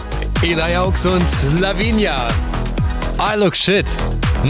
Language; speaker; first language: German; native; German